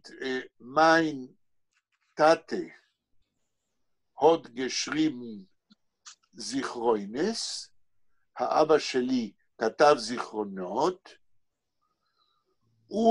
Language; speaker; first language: Hebrew; native; Hebrew